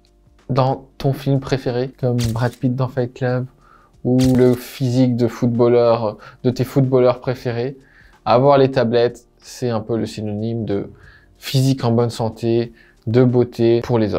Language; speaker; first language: French; native; French